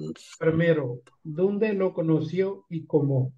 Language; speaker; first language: Spanish; non-native, fluent; Urdu